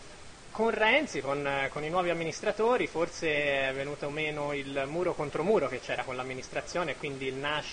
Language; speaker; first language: Italian; native; Italian